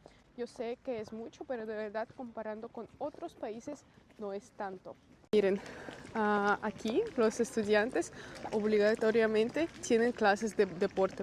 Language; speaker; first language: Spanish; non-native, fluent; Russian